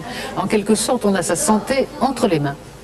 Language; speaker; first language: French; native; French